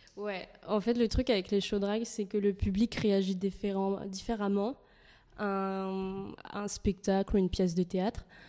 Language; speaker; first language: French; non-native, fluent; Spanish